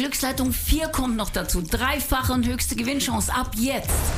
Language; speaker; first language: German; native; German